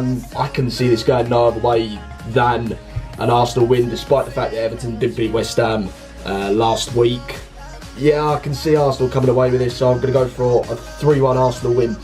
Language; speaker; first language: English; native; English